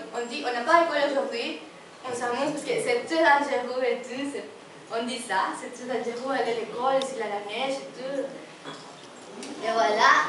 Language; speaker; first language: French; non-native, learner; Spanish